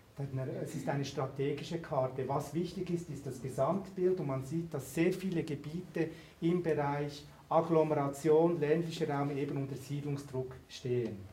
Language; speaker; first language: German; native; German